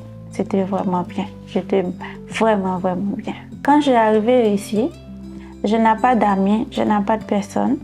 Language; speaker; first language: French; non-native, learner; Haitian Creole